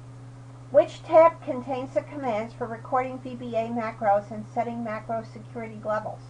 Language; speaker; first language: English; native; English